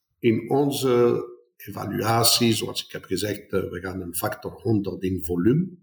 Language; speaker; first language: Dutch; non-native, fluent; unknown